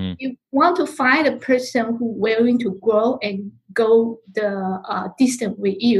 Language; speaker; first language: English; non-native, fluent; Chinese